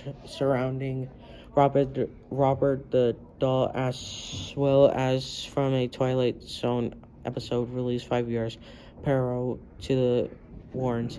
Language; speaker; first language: English; native; English